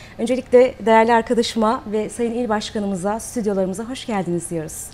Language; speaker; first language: Turkish; native; Turkish